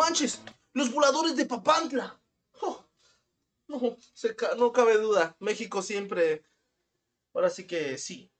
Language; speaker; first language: Spanish; native; Spanish